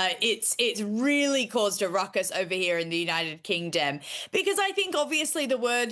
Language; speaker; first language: English; native; English